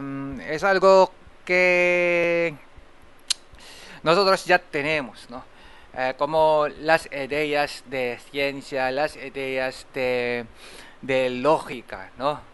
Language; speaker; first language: Spanish; non-native, fluent; Japanese